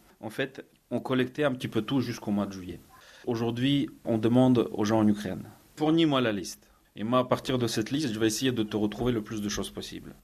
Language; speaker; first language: French; non-native, fluent; Ukrainian